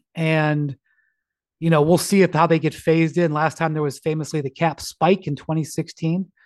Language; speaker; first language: English; native; English